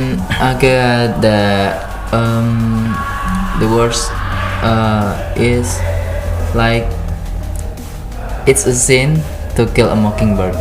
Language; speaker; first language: English; non-native, learner; Indonesian